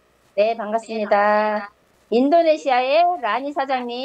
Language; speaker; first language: Korean; native; Korean